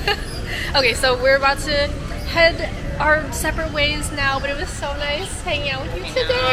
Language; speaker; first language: English; native; English